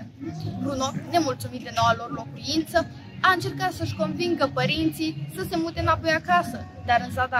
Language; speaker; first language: Romanian; native; Romanian